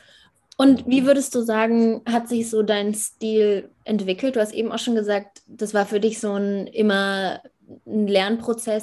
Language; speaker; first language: German; native; German